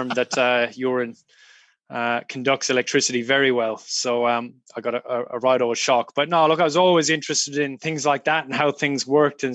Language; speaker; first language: English; native; English